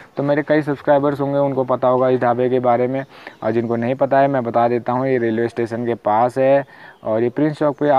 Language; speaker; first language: Hindi; native; Hindi